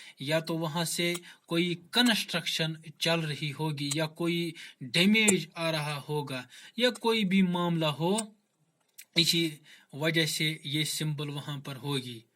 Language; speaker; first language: Urdu; non-native, local second language; Kashmiri